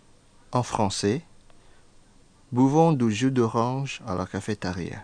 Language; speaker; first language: French; non-native, fluent; Indonesian